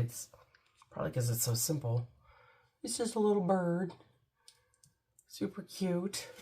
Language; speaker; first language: English; native; English